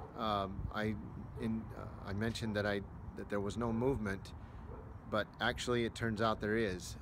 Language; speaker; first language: English; native; English